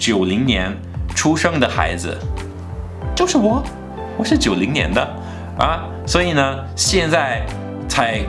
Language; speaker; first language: Chinese; non-native, fluent; English